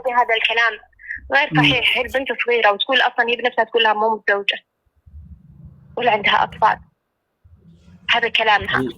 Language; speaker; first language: Arabic; native; Arabic